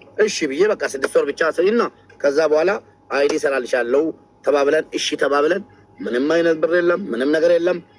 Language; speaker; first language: Amharic; non-native, local second language; Oromo